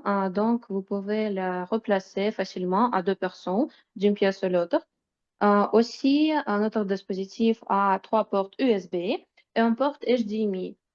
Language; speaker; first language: French; non-native, fluent; Russian